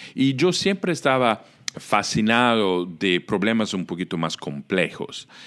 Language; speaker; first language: Spanish; non-native, fluent; Italian